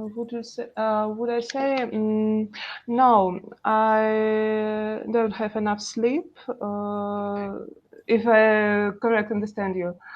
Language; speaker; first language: English; non-native, learner; Russian